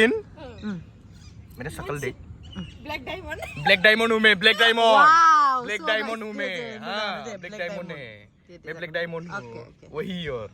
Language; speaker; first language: Hindi; non-native, local second language; Bodo